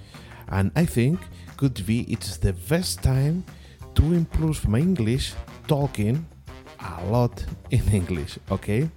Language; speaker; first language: English; non-native, learner; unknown